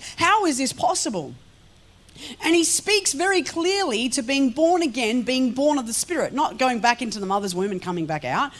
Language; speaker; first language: English; native; English